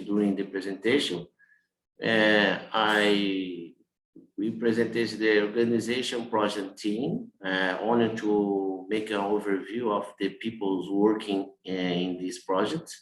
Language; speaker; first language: English; non-native, learner; Portuguese